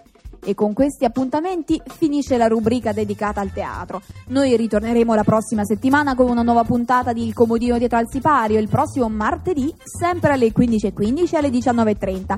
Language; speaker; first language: Italian; native; Italian